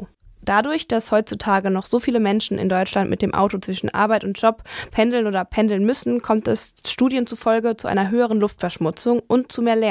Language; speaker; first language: German; native; German